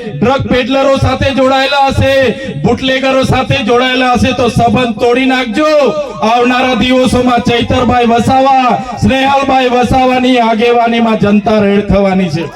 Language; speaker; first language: Gujarati; non-native, local second language; Vasavi